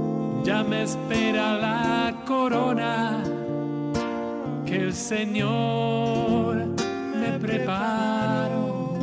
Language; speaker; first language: Spanish; native; Spanish